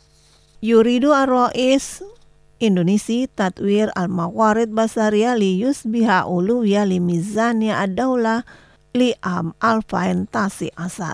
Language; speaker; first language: Arabic; non-native, learner; Indonesian